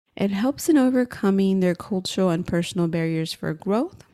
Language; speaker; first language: English; native; English